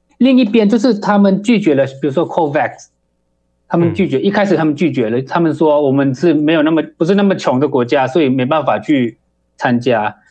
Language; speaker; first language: Chinese; early bilingual, heritage; Chinese